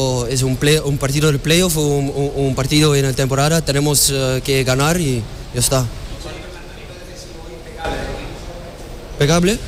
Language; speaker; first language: Spanish; non-native, learner; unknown